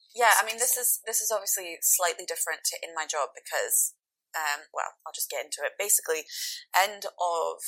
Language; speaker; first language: English; native; English